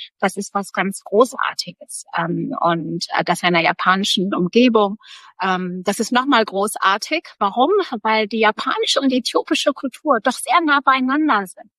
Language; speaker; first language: German; early bilingual, other home language; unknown